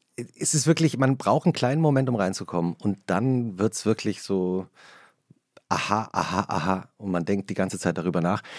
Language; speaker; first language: German; native; German